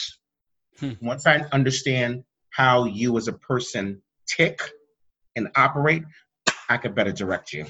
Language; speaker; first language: English; native; English